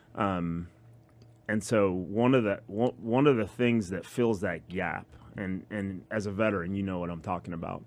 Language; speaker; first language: English; native; English